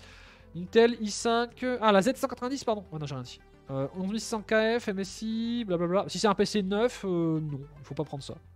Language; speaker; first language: French; native; French